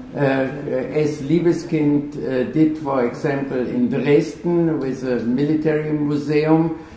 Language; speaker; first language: English; non-native, fluent; German